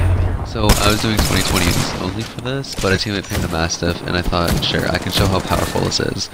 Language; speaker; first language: English; native; English